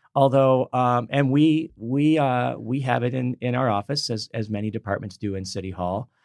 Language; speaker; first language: English; native; English